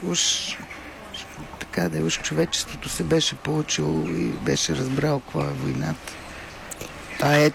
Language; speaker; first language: Bulgarian; native; Bulgarian